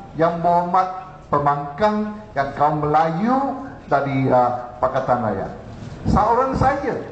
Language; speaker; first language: Malay; non-native, local second language; Chinese